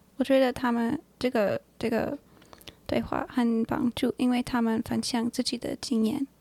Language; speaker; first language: Chinese; non-native, learner; English